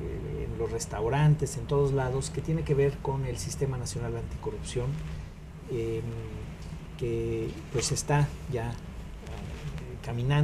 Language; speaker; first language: Spanish; native; Spanish